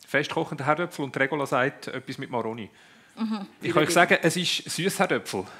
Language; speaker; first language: German; native; German